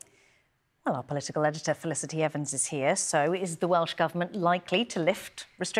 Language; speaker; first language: English; native; English